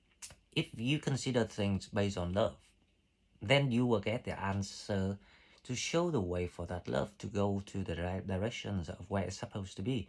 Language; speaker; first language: English; non-native, fluent; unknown